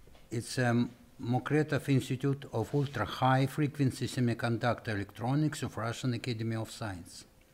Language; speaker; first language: English; non-native, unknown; Russian